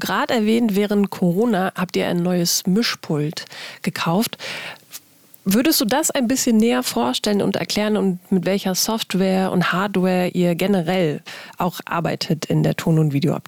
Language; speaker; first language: German; native; German